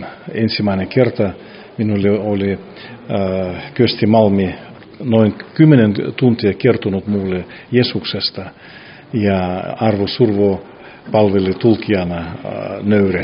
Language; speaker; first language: Finnish; non-native, fluent; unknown